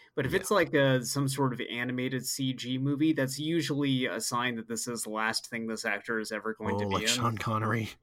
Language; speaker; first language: English; native; English